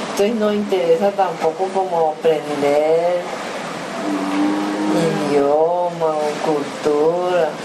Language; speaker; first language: Spanish; early bilingual, other home language; Japanese